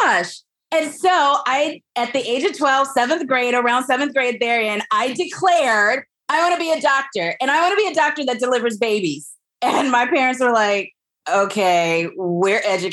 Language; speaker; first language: English; native; English